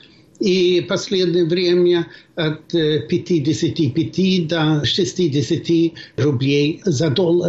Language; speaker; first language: Russian; non-native, fluent; Swedish